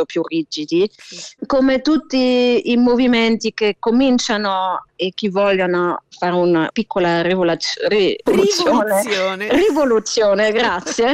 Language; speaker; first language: Italian; non-native, fluent; German